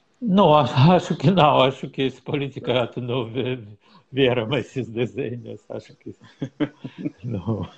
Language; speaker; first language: Portuguese; non-native, learner; Russian